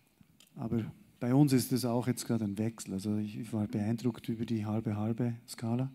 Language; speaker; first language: German; native; German